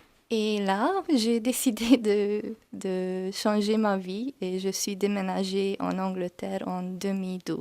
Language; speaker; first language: French; non-native, learner; Hungarian